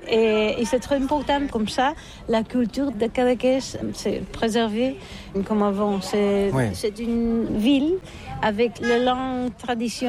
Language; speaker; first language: French; non-native, learner; Catalan